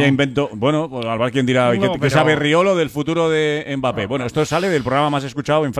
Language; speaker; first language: Spanish; native; Spanish